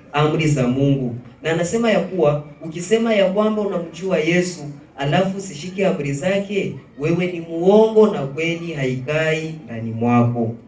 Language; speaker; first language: Swahili; native; Swahili